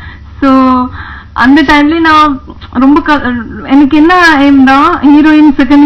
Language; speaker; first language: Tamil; non-native, learner; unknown